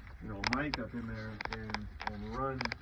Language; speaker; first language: English; native; English